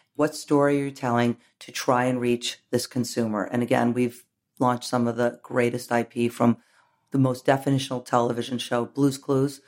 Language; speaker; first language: English; native; English